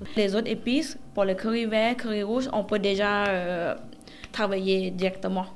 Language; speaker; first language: French; non-native, learner; Thai